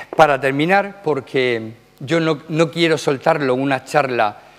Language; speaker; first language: Spanish; native; Spanish